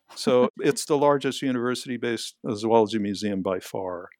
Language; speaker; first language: English; native; English